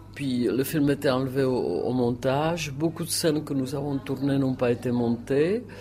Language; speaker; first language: French; non-native, fluent; Czech